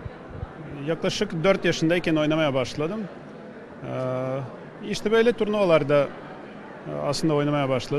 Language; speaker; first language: Turkish; non-native, fluent; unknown